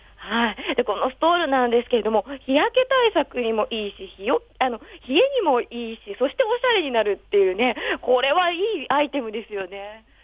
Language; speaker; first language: Japanese; native; Japanese